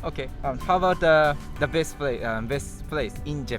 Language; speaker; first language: English; non-native, learner; Japanese